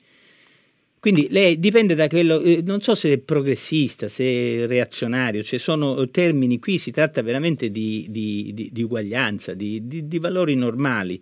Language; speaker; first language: Italian; native; Italian